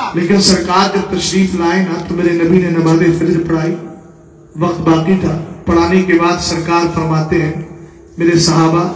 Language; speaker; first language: Urdu; native; Urdu